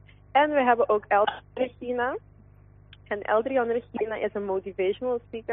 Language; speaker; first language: Dutch; non-native, local second language; Papiamento